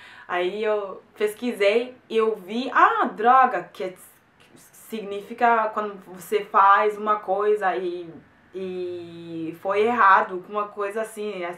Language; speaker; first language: Portuguese; non-native, fluent; German